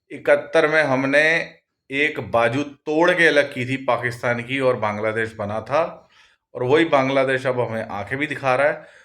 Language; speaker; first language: Hindi; non-native, local second language; Punjabi